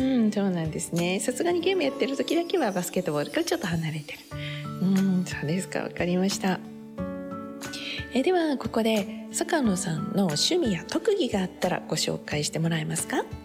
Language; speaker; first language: Japanese; native; Japanese